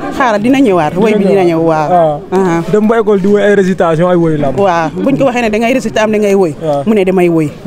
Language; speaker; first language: Wolof; non-native, local second language; Serer